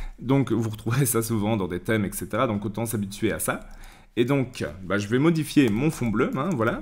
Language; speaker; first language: French; native; French